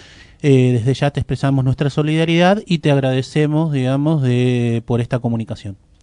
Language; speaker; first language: Spanish; native; Spanish